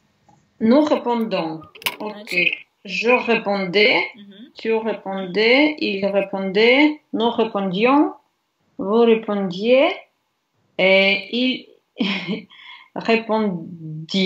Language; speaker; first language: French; non-native, learner; Russian